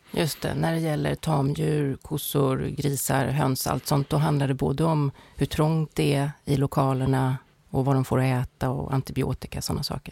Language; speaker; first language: Swedish; native; Swedish